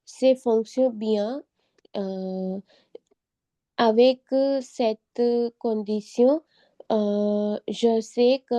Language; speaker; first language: French; non-native, learner; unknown